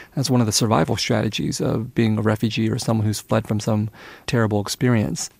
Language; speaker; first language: English; early bilingual, other home language; Vietnamese